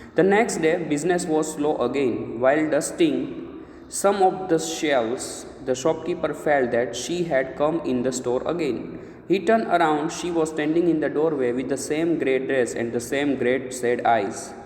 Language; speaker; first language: English; non-native, local second language; Gujarati